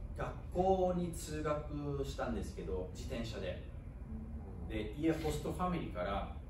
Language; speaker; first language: Japanese; non-native, fluent; German